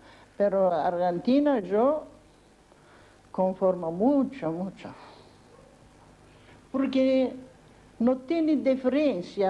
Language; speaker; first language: Spanish; non-native, learner; Armenian